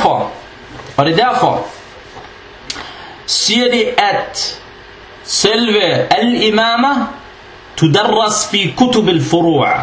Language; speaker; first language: Danish; non-native, fluent; Arabic